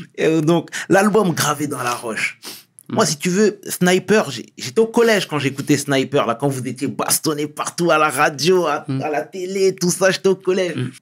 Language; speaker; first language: French; early bilingual, other home language; Wolof